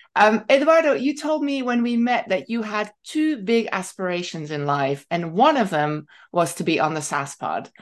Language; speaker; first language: English; non-native, fluent; Dutch